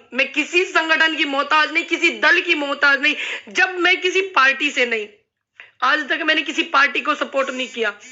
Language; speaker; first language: Hindi; native; Hindi